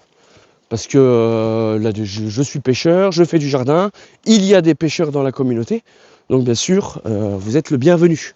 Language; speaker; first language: French; native; French